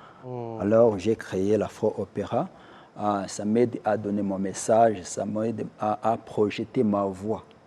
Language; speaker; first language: French; non-native, local second language; Kinyarwanda